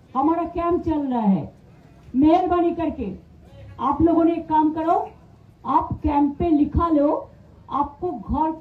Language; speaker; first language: Hindi; non-native, local second language; Bangla